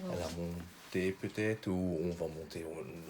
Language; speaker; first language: French; non-native, fluent; Dutch